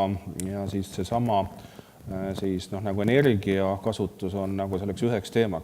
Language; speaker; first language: Estonian; native; Estonian